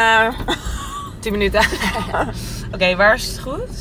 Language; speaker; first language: Dutch; native; Dutch